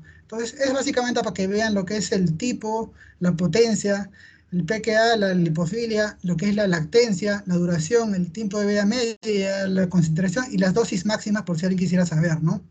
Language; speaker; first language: Spanish; native; Spanish